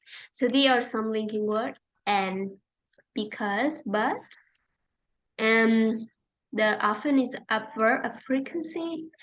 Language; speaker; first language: English; non-native, fluent; Vietnamese